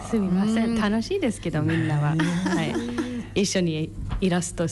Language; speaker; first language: Japanese; non-native, learner; English